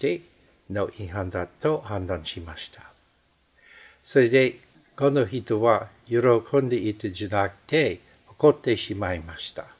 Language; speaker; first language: Japanese; non-native, fluent; English